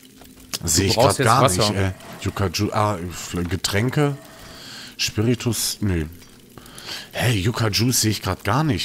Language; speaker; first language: German; native; German